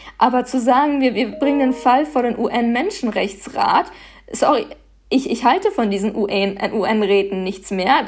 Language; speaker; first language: German; native; German